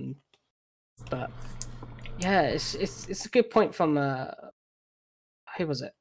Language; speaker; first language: English; native; English